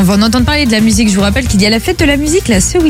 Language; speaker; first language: French; native; French